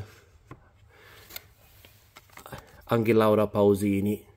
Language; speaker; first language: Italian; early bilingual, heritage; Italian